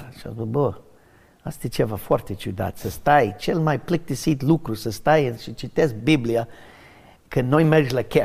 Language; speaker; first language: Romanian; non-native, learner; English